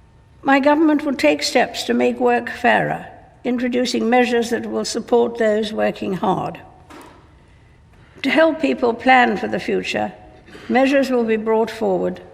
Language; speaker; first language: English; native; English